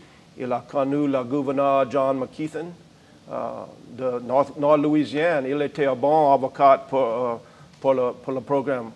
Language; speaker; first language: French; non-native, learner; English